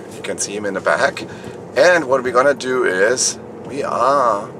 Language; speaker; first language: English; non-native, fluent; German